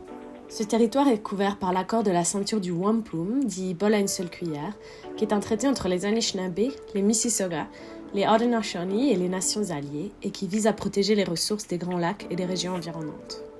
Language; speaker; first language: French; native; French